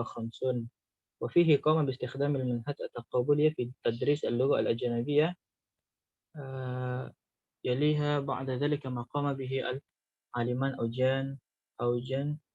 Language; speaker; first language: Arabic; non-native, learner; Indonesian